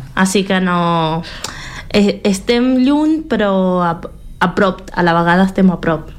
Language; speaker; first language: Catalan; non-native, fluent; Spanish